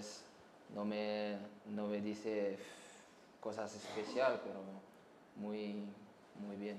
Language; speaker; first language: Spanish; non-native, learner; French